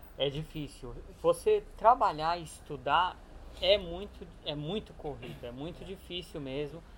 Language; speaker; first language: Portuguese; native; Portuguese